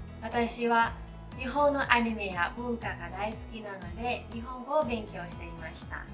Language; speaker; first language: Japanese; non-native, fluent; Thai